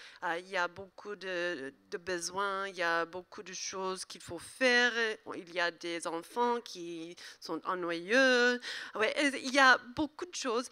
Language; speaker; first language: French; non-native, learner; English